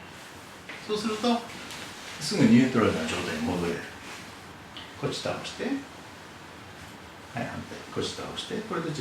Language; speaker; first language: Japanese; native; Japanese